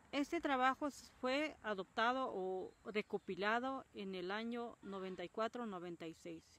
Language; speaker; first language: Spanish; non-native, local second language; Tzotzil